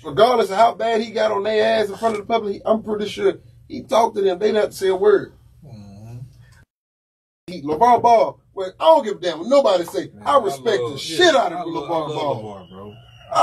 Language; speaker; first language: English; native; English